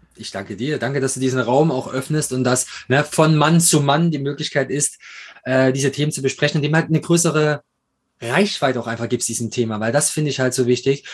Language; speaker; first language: German; native; German